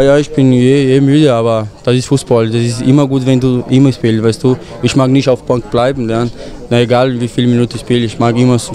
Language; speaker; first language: German; non-native, fluent; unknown